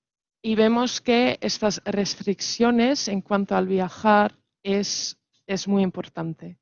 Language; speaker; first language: Spanish; non-native, fluent; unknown